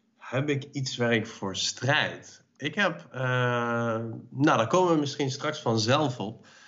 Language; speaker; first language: Dutch; early bilingual, other home language; Persian